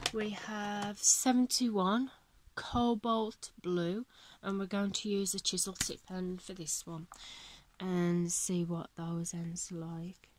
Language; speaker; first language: English; native; English